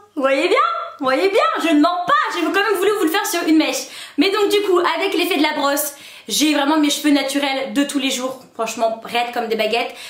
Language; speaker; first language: French; native; French